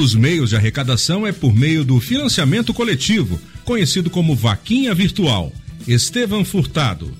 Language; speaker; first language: Portuguese; native; Portuguese